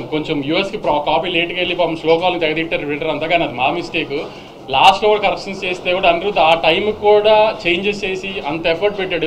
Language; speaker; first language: Telugu; native; Telugu